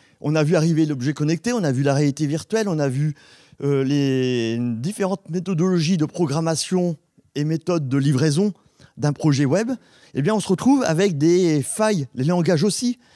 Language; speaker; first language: French; native; French